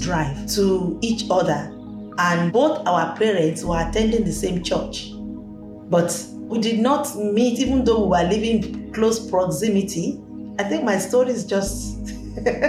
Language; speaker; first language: English; non-native, local second language; Yoruba